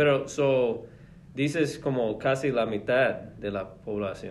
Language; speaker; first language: Spanish; non-native, fluent; English